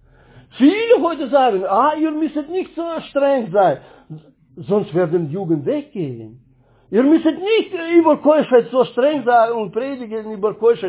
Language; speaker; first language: German; non-native, learner; Russian